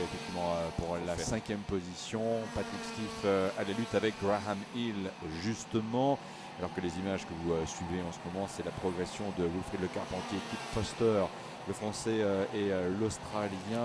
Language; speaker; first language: French; native; French